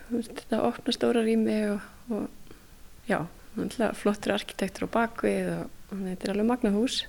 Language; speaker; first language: Icelandic; native; Icelandic